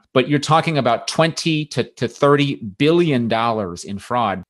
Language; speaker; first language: English; native; English